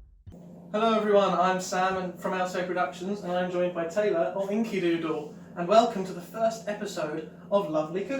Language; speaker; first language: English; native; English